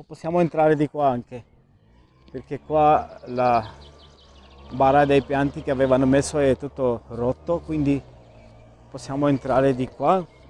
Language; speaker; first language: Italian; non-native, learner; Urdu